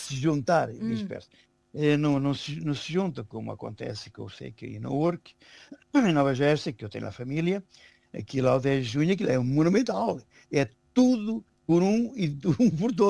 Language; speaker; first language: Portuguese; native; Portuguese